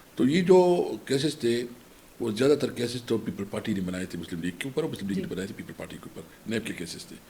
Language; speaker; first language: Urdu; non-native, local second language; Pashto